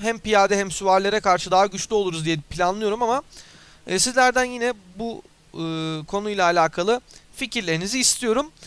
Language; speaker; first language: Turkish; native; Turkish